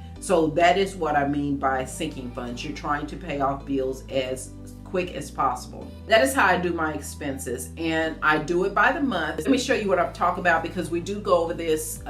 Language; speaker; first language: English; native; English